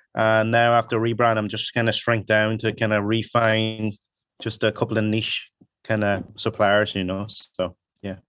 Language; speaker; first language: English; early bilingual, other home language; Cantonese